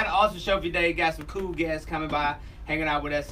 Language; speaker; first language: English; native; English